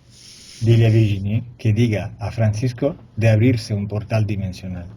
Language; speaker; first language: Spanish; non-native, fluent; Italian